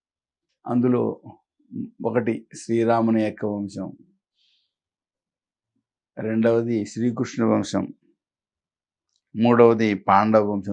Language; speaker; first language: Telugu; native; Telugu